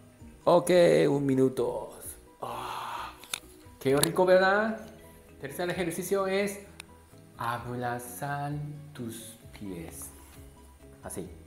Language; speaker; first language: Spanish; non-native, learner; Japanese